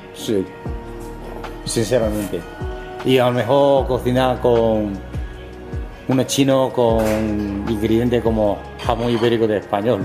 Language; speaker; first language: Spanish; non-native, learner; Chinese